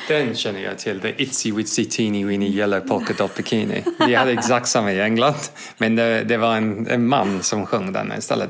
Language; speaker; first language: Swedish; non-native, fluent; English